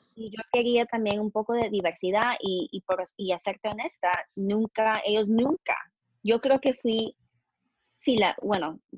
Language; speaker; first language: Spanish; early bilingual, heritage; Spanish